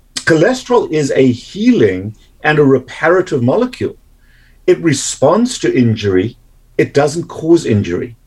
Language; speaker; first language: English; native; English